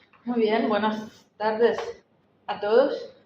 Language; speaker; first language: Spanish; native; Spanish